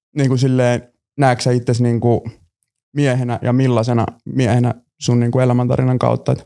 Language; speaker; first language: Finnish; native; Finnish